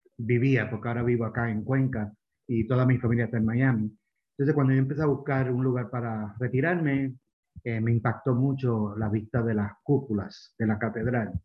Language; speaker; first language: Spanish; native; Spanish